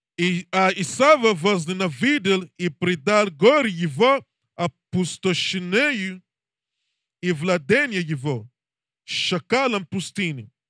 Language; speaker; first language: Russian; non-native, learner; English